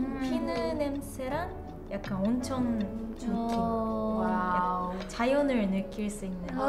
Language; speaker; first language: Korean; non-native, learner; Japanese